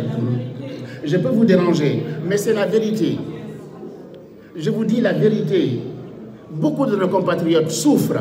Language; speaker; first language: French; non-native, local second language; Wolof